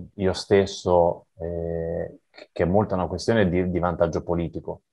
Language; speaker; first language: Italian; native; Italian